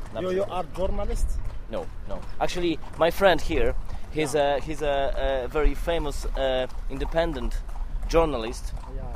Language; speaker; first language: English; non-native, fluent; Polish